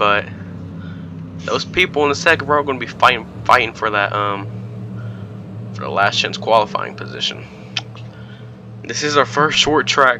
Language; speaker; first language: English; native; English